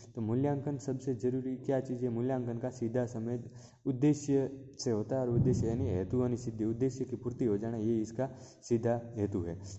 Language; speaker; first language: Hindi; non-native, local second language; Gujarati